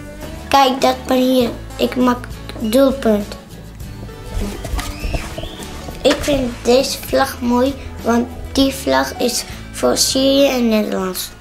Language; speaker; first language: Dutch; non-native, learner; Arabic